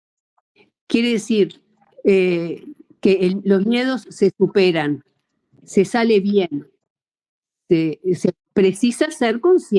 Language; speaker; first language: Spanish; native; Spanish